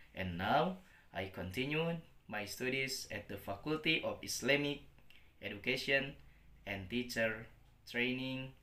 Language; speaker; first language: English; non-native, learner; Indonesian